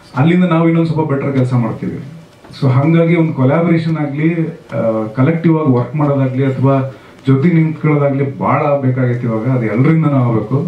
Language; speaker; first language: Kannada; native; Kannada